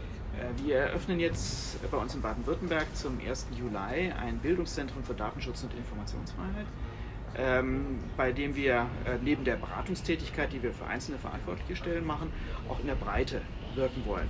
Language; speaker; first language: German; native; German